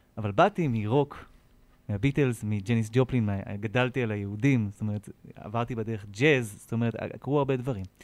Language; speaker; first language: Hebrew; native; Hebrew